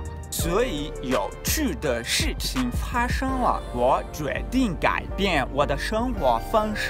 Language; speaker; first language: Chinese; non-native, fluent; Portuguese